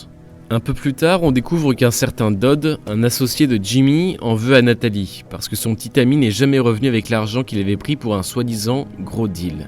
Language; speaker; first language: French; native; French